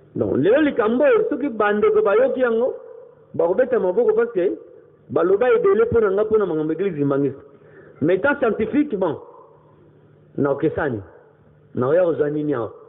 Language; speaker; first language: Lingala; non-native, local second language; Kongo